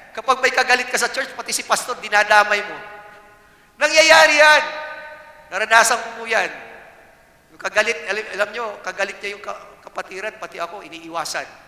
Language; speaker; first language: Filipino; non-native, local second language; Cebuano